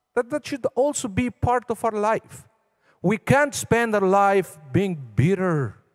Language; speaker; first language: English; non-native, fluent; Spanish